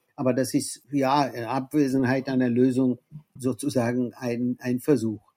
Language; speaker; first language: German; non-native, fluent; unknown